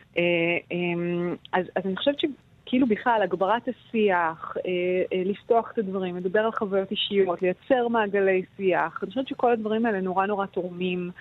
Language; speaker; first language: Hebrew; native; Hebrew